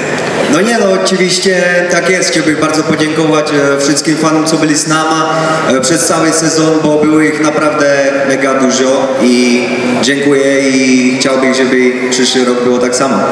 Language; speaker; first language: Polish; non-native, fluent; Czech